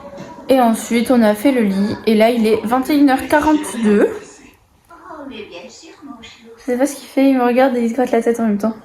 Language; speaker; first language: French; native; French